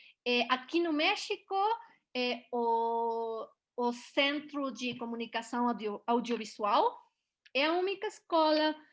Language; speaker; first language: Portuguese; non-native, learner; Spanish